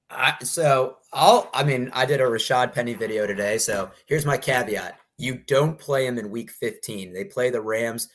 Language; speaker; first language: English; native; English